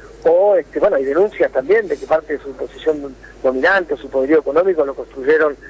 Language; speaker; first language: Spanish; native; Spanish